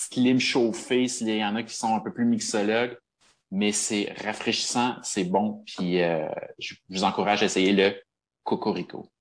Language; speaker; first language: French; native; French